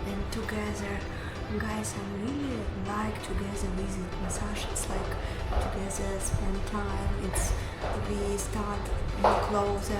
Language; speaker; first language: English; non-native, learner; Russian